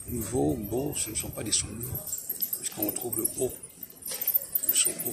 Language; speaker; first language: French; native; French